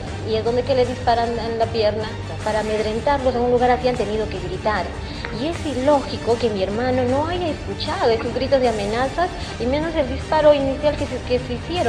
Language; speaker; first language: Spanish; native; Spanish